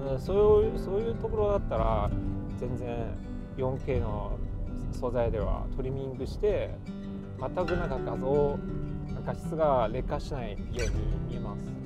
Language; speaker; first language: Japanese; non-native, fluent; Chinese